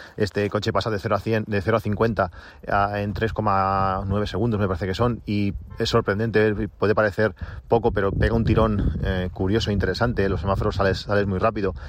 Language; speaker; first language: Spanish; native; Spanish